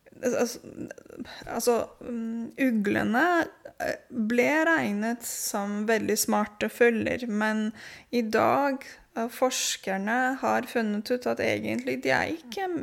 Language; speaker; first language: Norwegian; non-native, fluent; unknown